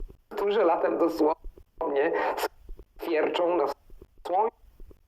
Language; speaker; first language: Polish; non-native, fluent; Italian